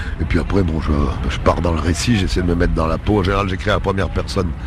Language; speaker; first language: French; native; French